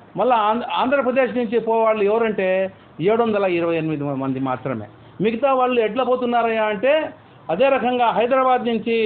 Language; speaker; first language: Telugu; non-native, local second language; Urdu